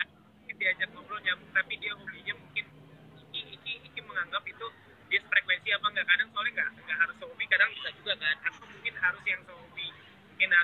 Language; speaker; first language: Indonesian; native; Indonesian